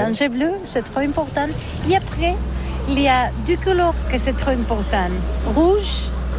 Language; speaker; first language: French; non-native, learner; Catalan